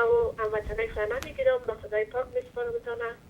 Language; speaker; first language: Persian; native; Persian